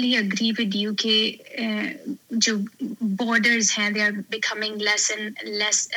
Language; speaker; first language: English; non-native, local second language; Hindi